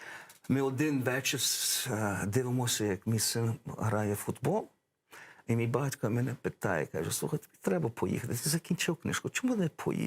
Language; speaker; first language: Ukrainian; early bilingual, heritage; English